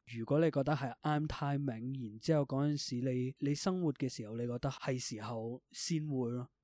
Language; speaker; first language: Cantonese; early bilingual, other home language; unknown